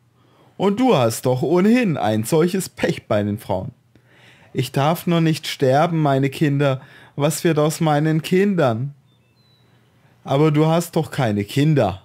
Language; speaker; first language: German; native; German